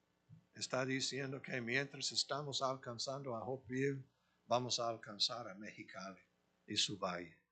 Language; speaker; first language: Spanish; non-native, fluent; English